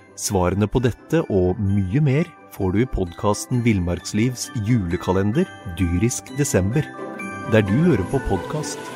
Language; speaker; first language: Norwegian; native; Norwegian